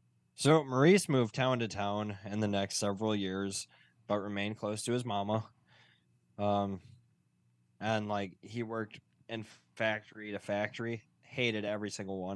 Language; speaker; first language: English; native; English